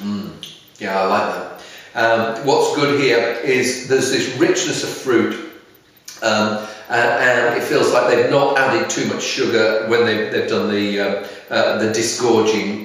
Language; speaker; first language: English; native; English